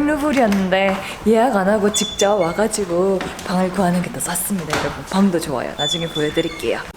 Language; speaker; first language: Korean; native; Korean